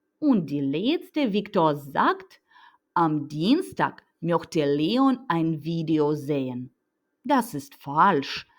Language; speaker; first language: German; non-native, fluent; Ukrainian